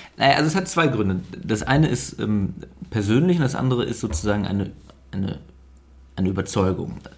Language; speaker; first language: German; native; German